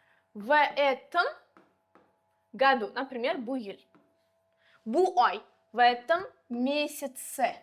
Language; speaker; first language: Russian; non-native, local second language; Uzbek